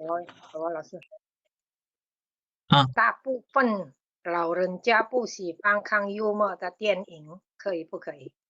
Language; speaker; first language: Chinese; non-native, learner; Indonesian